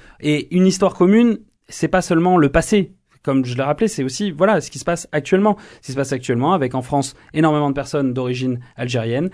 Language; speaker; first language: French; native; French